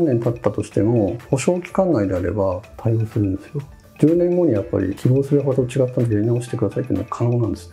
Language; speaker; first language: Japanese; native; Japanese